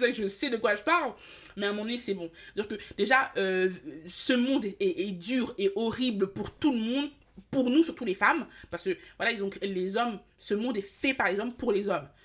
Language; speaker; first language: French; early bilingual, other home language; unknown